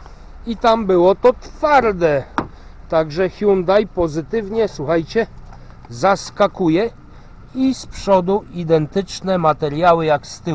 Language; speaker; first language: Polish; native; Polish